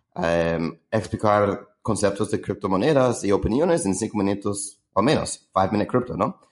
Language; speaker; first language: Spanish; non-native, fluent; English